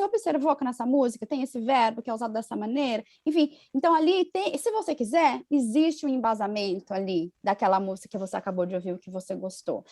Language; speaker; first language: Portuguese; native; Portuguese